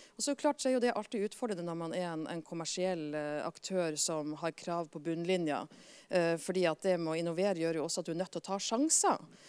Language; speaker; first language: Norwegian; native; Norwegian